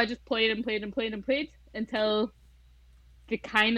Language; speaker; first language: English; native; English